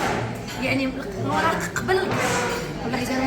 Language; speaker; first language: Arabic; native; Arabic